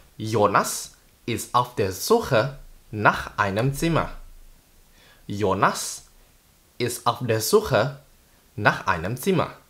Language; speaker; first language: German; non-native, fluent; Indonesian